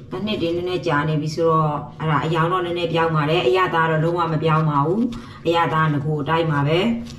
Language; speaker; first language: Burmese; native; Burmese